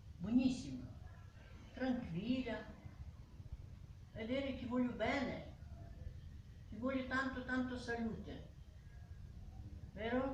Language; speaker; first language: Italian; non-native, learner; Ukrainian